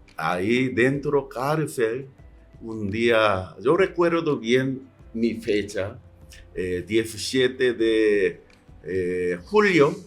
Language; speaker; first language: Spanish; non-native, learner; Korean